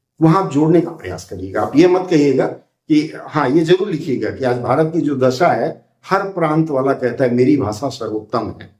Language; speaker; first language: Hindi; native; Hindi